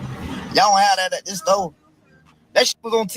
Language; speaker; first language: English; native; English